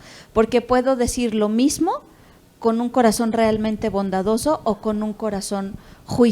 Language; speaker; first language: Spanish; native; Spanish